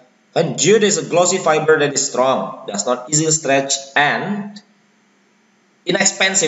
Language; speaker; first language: English; non-native, fluent; Indonesian